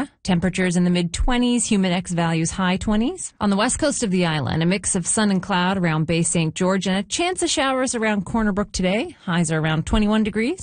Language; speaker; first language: English; native; English